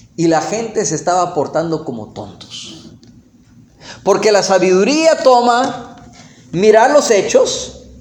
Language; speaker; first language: Spanish; non-native, fluent; English